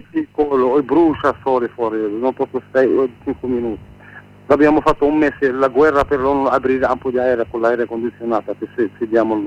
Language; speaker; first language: Italian; non-native, learner; Arabic